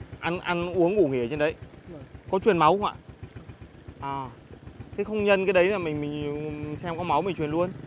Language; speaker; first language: Vietnamese; non-native, local second language; Hmong